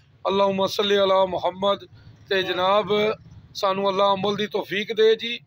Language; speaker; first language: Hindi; non-native, local second language; Punjabi